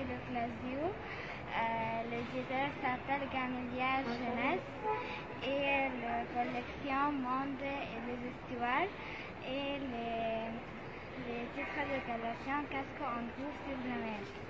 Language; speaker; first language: French; non-native, learner; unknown